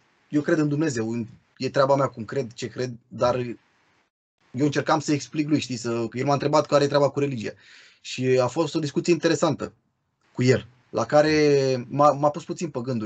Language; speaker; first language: Romanian; native; Romanian